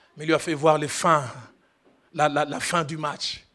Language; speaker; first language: French; non-native, local second language; Lingala